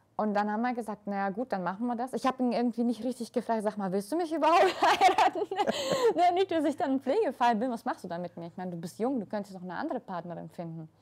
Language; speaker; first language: German; early bilingual, other home language; Russian